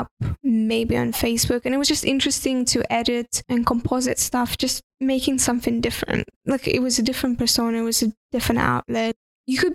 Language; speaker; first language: English; non-native, fluent; Russian